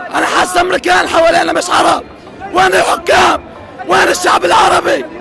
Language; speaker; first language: Arabic; native; Arabic